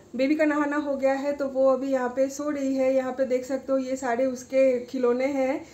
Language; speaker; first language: Hindi; non-native, local second language; Bangla